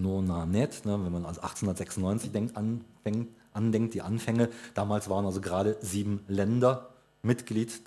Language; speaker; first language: German; native; German